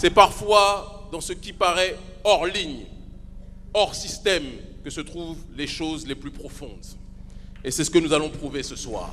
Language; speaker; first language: French; native; French